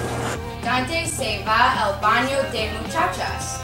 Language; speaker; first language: Spanish; non-native, learner; English